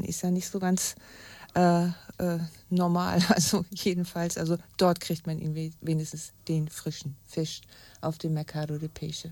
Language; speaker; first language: German; native; German